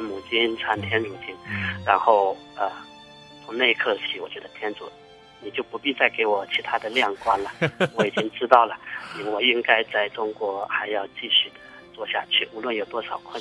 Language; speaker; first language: Chinese; native; Chinese